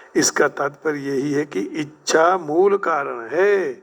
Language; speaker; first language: Hindi; non-native, local second language; Gujarati